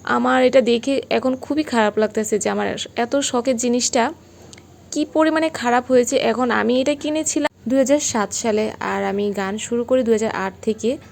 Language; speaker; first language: Bangla; native; Bangla